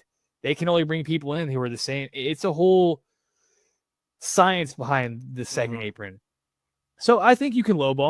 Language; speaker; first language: English; native; English